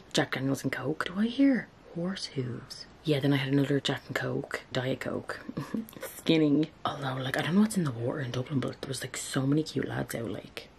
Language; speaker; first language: English; native; English